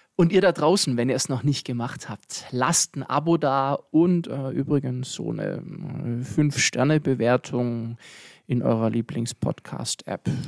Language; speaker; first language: German; native; German